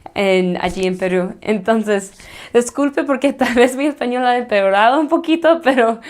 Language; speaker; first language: Spanish; early bilingual, other home language; English